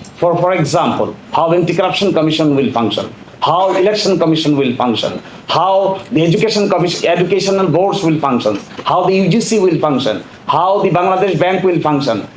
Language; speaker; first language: English; non-native, local second language; Bangla